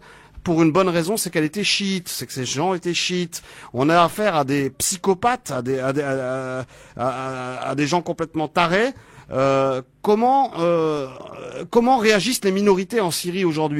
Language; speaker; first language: French; native; French